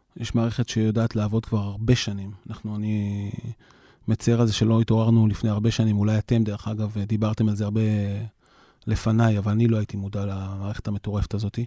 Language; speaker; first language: Hebrew; native; Hebrew